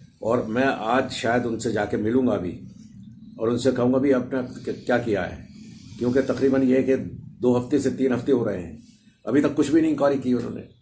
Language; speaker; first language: Urdu; native; Urdu